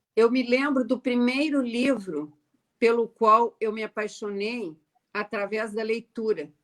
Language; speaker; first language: Portuguese; native; Portuguese